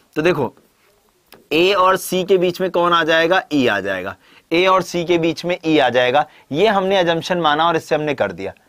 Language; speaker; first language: Hindi; native; Hindi